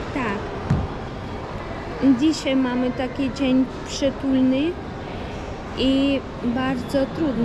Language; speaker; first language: Polish; early bilingual, heritage; Polish